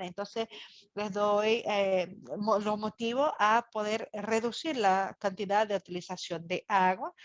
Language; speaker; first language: Spanish; non-native, fluent; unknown